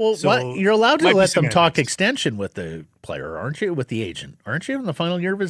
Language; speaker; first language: English; native; English